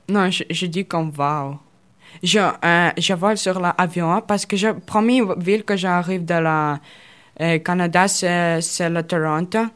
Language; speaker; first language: French; non-native, learner; Russian